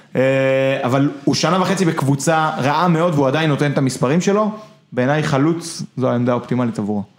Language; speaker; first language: Hebrew; native; Hebrew